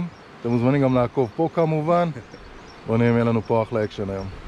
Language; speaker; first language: Hebrew; native; Hebrew